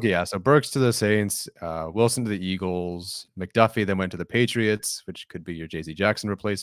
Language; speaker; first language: English; native; English